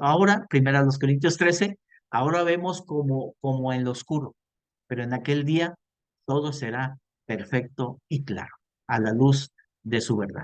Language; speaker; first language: Spanish; native; Spanish